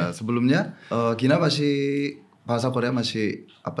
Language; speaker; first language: Indonesian; non-native, fluent; Korean